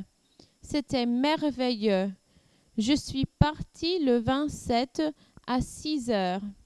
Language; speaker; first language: French; non-native, learner; English